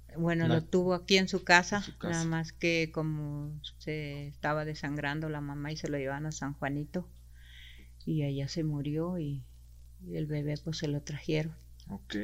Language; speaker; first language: Spanish; non-native, local second language; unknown